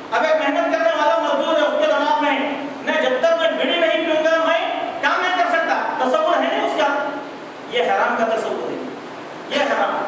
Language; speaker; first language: Urdu; native; Urdu